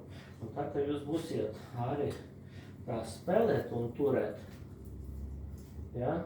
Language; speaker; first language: Latvian; non-native, local second language; Russian